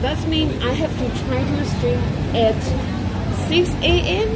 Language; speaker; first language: English; non-native, learner; Chinese